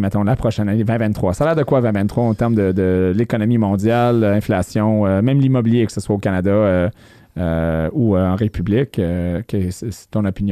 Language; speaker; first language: French; native; French